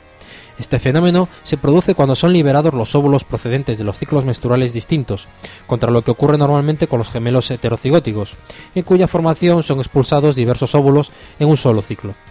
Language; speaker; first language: Spanish; native; Spanish